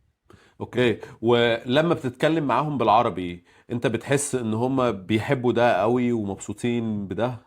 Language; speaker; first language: Arabic; native; Arabic